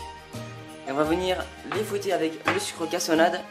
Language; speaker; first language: French; native; French